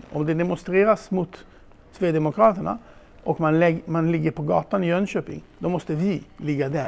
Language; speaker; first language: Swedish; non-native, fluent; Hebrew